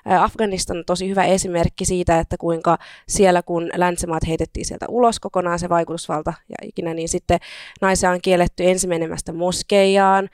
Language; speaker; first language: Finnish; native; Finnish